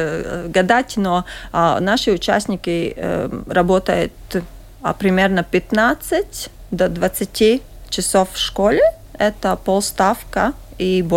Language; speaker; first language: Russian; non-native, local second language; Latvian